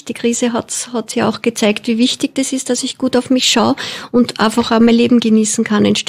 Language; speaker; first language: German; native; German